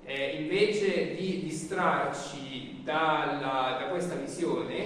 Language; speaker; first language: Italian; native; Italian